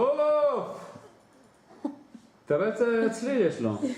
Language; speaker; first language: Hebrew; native; Hebrew